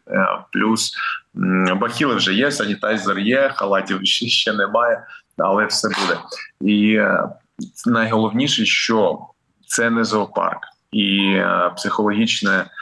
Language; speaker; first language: Ukrainian; non-native, local second language; Russian